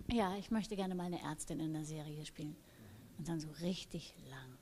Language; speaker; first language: German; native; German